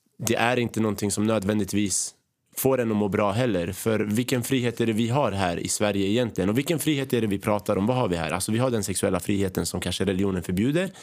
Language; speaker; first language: Swedish; early bilingual, other home language; Arabic